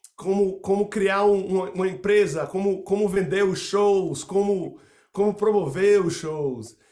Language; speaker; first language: Portuguese; native; Portuguese